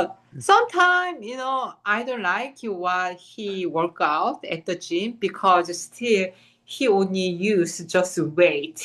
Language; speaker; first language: English; non-native, fluent; Korean